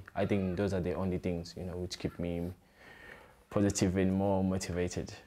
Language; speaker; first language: English; non-native, local second language; Zulu